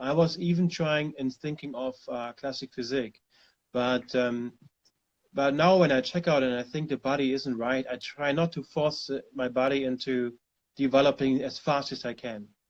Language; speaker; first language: English; non-native, fluent; German